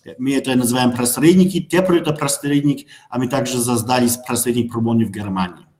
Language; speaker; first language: Russian; non-native, learner; German